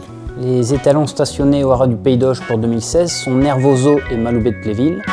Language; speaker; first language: French; native; French